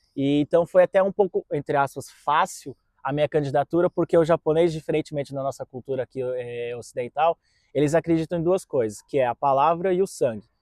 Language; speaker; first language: Portuguese; native; Portuguese